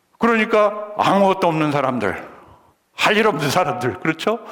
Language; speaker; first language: Korean; native; Korean